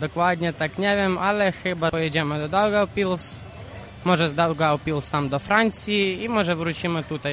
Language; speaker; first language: Polish; non-native, learner; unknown